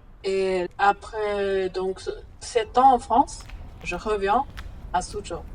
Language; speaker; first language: French; non-native, fluent; Chinese